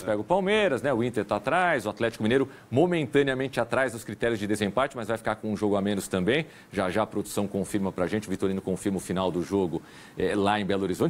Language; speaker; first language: Portuguese; native; Portuguese